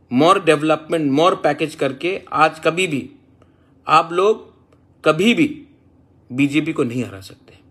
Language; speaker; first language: Hindi; non-native, local second language; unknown